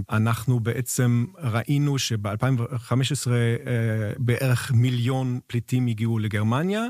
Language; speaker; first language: Hebrew; non-native, fluent; German